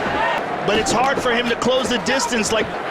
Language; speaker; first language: English; native; English